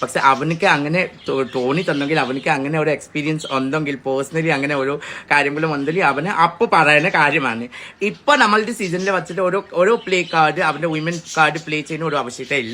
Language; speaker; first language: Malayalam; non-native, learner; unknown